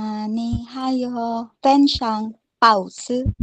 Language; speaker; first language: Chinese; non-native, learner; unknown